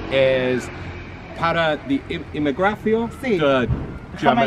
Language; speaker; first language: Spanish; non-native, learner; English